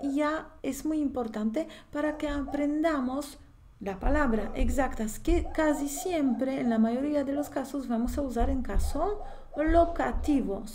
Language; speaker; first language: Spanish; non-native, fluent; Polish